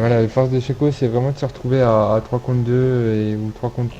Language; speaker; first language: French; native; French